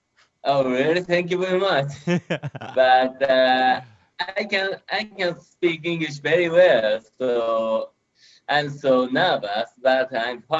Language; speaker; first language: English; non-native, learner; Japanese